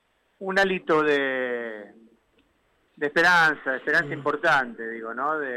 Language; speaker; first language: Spanish; native; Spanish